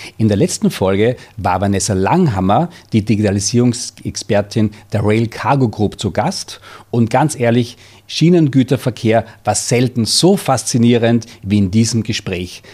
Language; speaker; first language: German; native; German